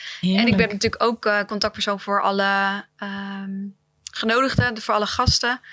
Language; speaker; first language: Dutch; native; Dutch